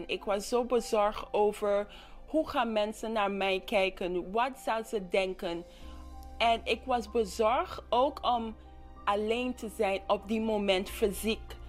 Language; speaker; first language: Dutch; non-native, local second language; English